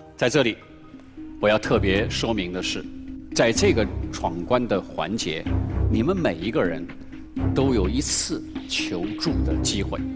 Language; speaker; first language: Chinese; native; Chinese